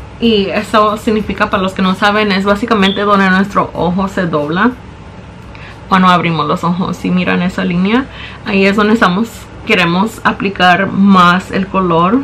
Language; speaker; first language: Spanish; early bilingual, heritage; Spanish